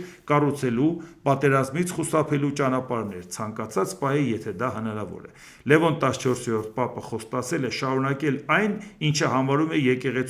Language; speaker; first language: Armenian; native; Armenian